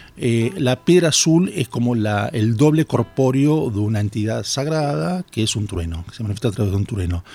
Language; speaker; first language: Spanish; native; Spanish